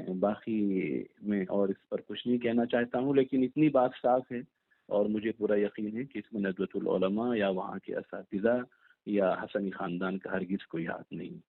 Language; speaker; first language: Urdu; native; Urdu